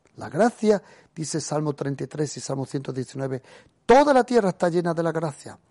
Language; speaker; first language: Spanish; early bilingual, other home language; German